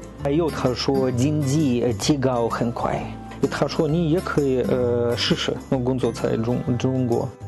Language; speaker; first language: Chinese; non-native, learner; Russian